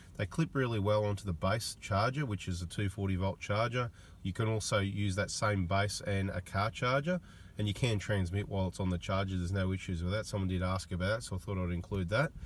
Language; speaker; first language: English; native; English